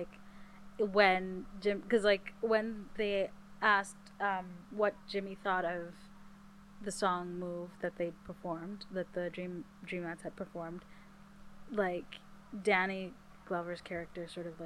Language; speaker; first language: English; native; English